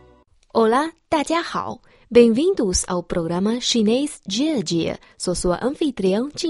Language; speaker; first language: Portuguese; non-native, fluent; Chinese